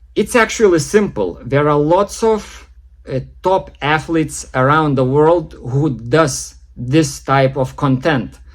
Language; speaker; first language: English; non-native, fluent; Lithuanian